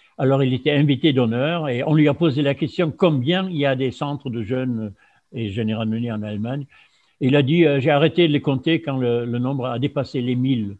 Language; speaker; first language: French; non-native, fluent; German